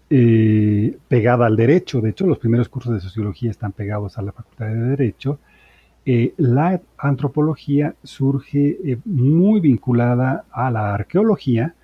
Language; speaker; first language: Spanish; native; Spanish